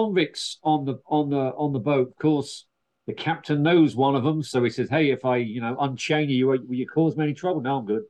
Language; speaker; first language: English; native; English